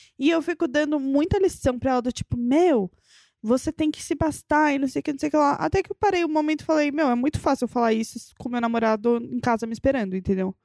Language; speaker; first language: Portuguese; native; Portuguese